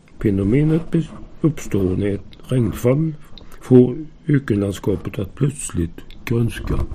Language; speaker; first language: Swedish; native; Swedish